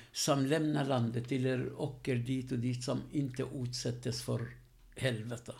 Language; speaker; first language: Swedish; non-native, fluent; Arabic